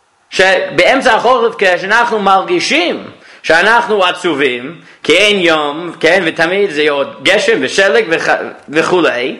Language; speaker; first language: Hebrew; non-native, fluent; English